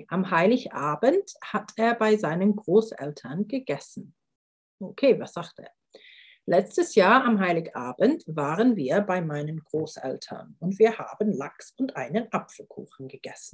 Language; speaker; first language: German; non-native, fluent; English